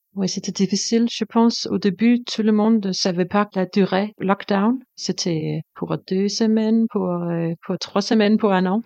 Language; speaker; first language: French; non-native, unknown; Danish